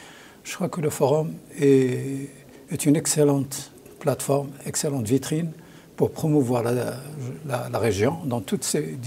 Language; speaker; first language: French; non-native, local second language; Arabic